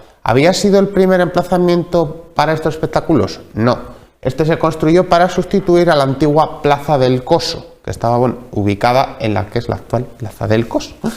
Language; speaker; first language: Spanish; native; Spanish